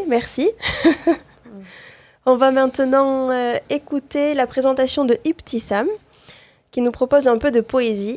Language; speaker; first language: French; native; French